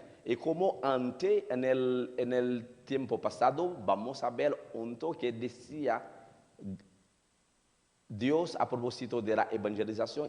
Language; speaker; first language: Spanish; non-native, learner; Haitian Creole